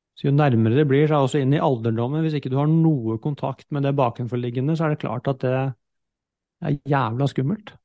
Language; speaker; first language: Norwegian; native; Norwegian